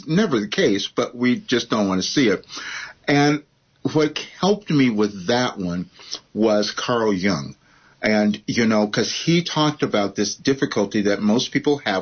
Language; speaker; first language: English; native; English